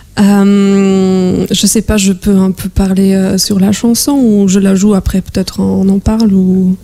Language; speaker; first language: French; non-native, fluent; Polish